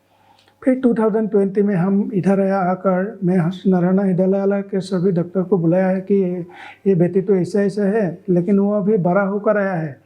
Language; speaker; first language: Hindi; non-native, local second language; Assamese